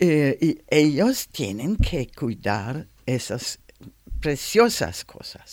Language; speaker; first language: Spanish; non-native, learner; German